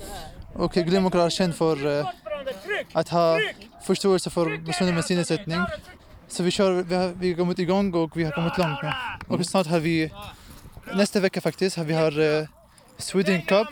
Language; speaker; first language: Swedish; non-native, fluent; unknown